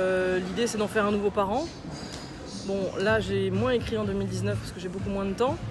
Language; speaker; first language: French; native; French